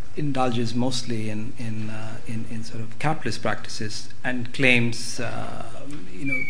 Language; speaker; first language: English; non-native, local second language; Hindi